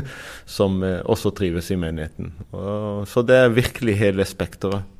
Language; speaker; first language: Norwegian; non-native, fluent; Arabic